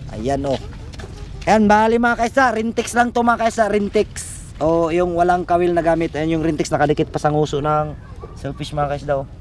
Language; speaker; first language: Filipino; non-native, local second language; Surigaonon